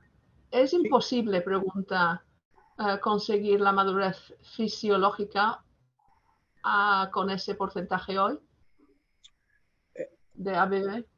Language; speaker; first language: Spanish; non-native, fluent; English